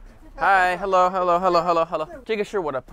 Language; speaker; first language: Chinese; non-native, fluent; English